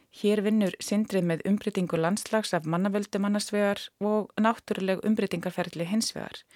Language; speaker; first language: Icelandic; native; Icelandic